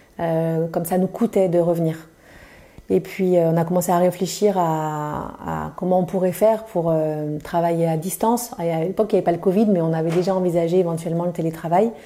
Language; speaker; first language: French; native; French